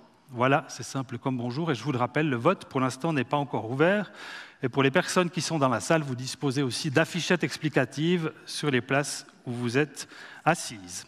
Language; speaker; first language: French; native; French